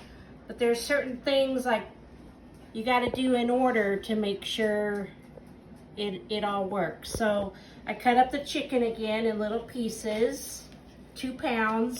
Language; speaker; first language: English; native; English